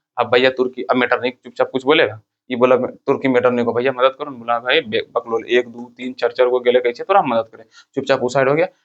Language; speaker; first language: Hindi; native; Hindi